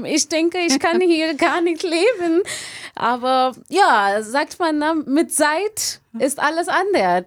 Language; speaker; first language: German; non-native, learner; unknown